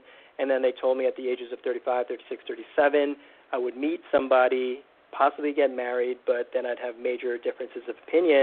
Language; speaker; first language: English; native; English